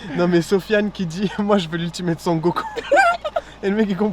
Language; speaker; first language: French; native; French